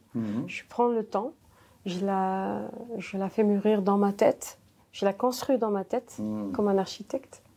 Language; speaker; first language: French; non-native, local second language; Arabic